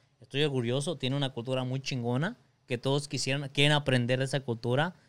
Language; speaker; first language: Spanish; early bilingual, other home language; English